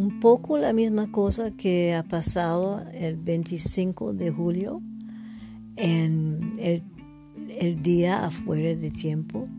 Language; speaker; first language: Spanish; non-native, learner; English